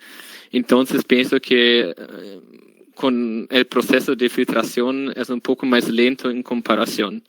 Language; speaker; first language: Spanish; non-native, learner; German